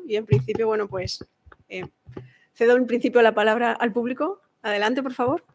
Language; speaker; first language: Spanish; native; Spanish